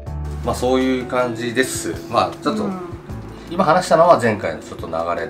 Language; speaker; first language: Japanese; native; Japanese